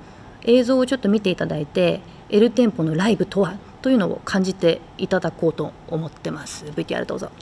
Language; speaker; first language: Japanese; native; Japanese